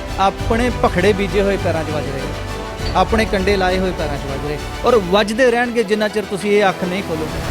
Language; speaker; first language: Punjabi; native; Punjabi